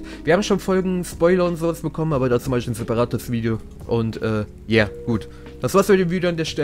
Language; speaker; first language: German; native; German